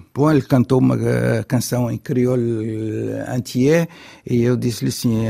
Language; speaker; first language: Portuguese; non-native, local second language; Kabuverdianu